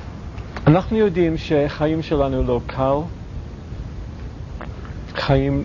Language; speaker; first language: Hebrew; non-native, fluent; English